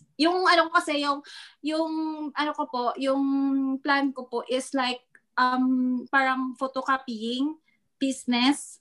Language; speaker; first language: Filipino; non-native, local second language; Hiligaynon